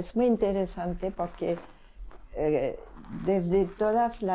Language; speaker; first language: Spanish; non-native, fluent; French